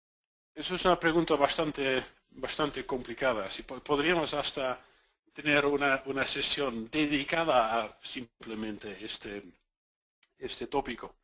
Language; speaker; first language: Spanish; non-native, fluent; Dutch